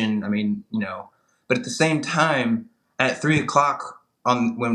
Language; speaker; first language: English; native; English